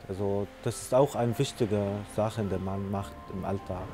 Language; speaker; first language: German; non-native, learner; Arabic